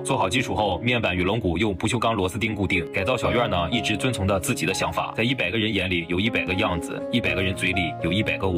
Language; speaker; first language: Chinese; native; Chinese